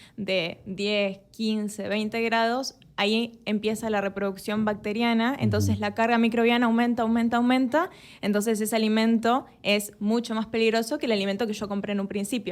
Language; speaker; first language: Spanish; native; Spanish